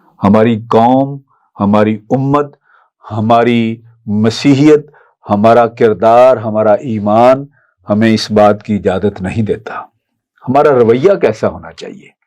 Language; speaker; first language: Urdu; non-native, local second language; Punjabi